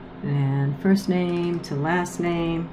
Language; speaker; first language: English; native; English